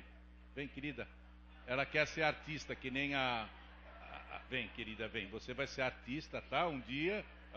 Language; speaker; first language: Portuguese; native; Portuguese